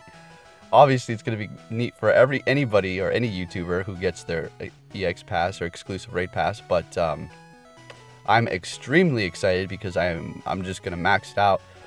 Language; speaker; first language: English; native; English